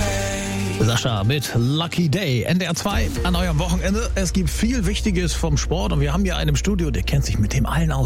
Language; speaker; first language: German; native; German